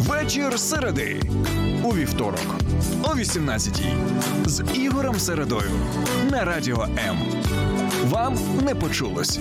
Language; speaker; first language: Ukrainian; native; Ukrainian